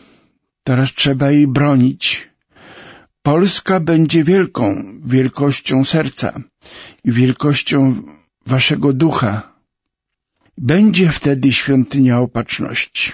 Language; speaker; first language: Polish; native; Polish